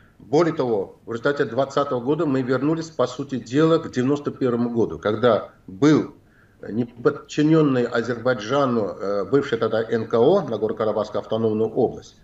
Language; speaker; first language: Russian; non-native, local second language; Azerbaijani